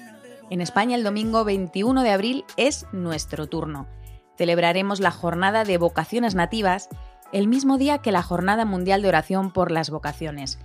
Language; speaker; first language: Spanish; native; Spanish